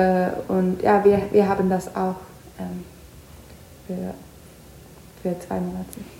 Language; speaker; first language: German; non-native, learner; Turkish